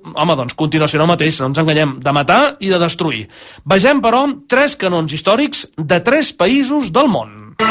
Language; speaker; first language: Catalan; native; Catalan